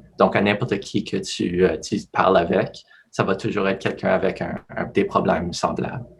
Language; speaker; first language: French; native; French